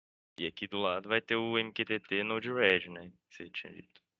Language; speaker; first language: Portuguese; native; Portuguese